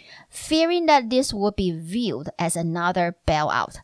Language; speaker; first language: English; non-native, fluent; Chinese